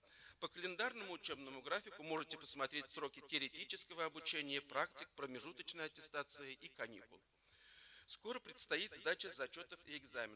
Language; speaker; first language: Russian; native; Russian